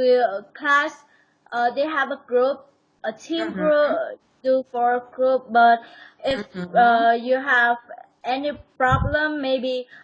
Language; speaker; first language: English; non-native, learner; Vietnamese